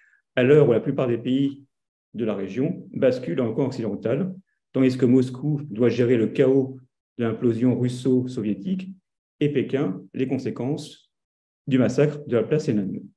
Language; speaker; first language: French; native; French